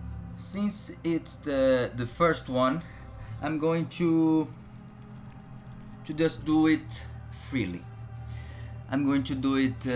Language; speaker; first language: English; non-native, fluent; Portuguese